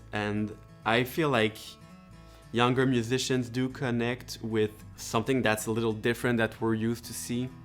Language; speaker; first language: English; non-native, local second language; French